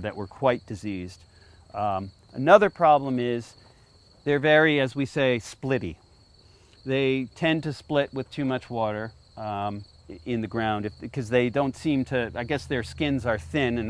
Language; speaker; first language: English; native; English